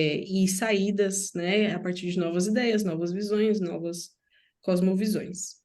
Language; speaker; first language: Portuguese; non-native, fluent; Spanish